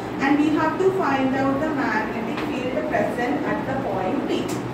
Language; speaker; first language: English; non-native, local second language; Malayalam